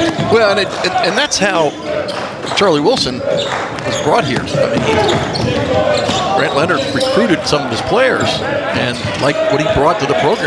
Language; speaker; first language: English; native; English